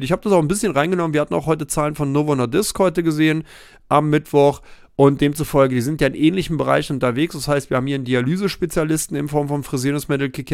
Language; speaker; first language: German; native; German